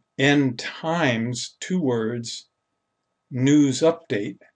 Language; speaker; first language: English; native; English